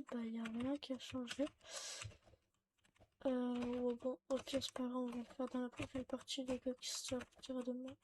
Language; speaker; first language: French; native; French